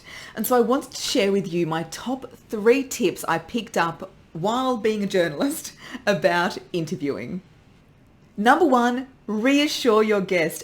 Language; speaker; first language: English; native; English